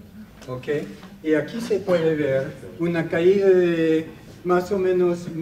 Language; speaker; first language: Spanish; non-native, fluent; English